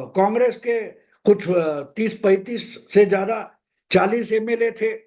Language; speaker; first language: Hindi; non-native, local second language; Marathi